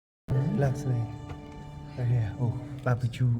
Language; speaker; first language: English; non-native, learner; Vietnamese